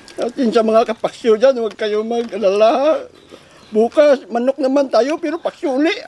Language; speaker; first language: Filipino; non-native, local second language; Hiligaynon